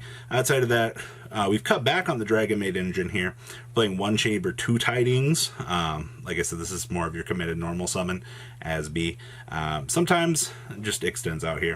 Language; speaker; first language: English; native; English